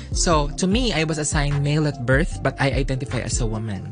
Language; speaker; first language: English; non-native, local second language; Filipino